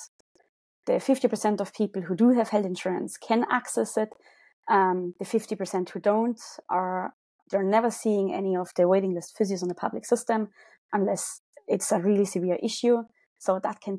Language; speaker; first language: English; non-native, fluent; German